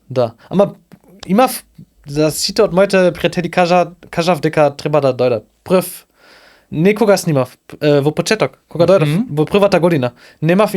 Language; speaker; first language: Macedonian; non-native, learner; German